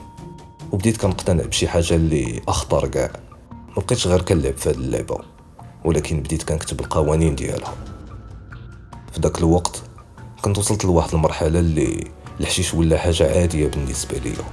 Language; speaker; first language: Arabic; native; Arabic